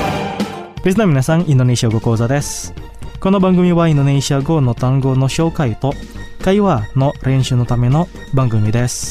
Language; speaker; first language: Japanese; non-native, fluent; Indonesian